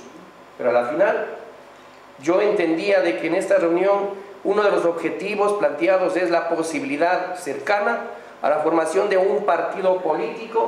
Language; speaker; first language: Spanish; native; Spanish